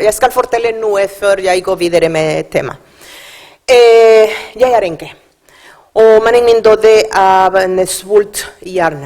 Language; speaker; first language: Norwegian; non-native, learner; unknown